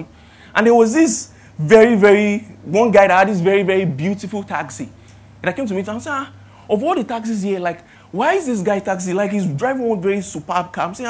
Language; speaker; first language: English; non-native, local second language; Yoruba